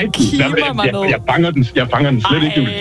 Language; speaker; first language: Danish; native; Danish